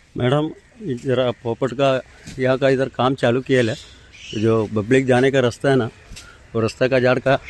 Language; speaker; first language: Hindi; non-native, local second language; Malayalam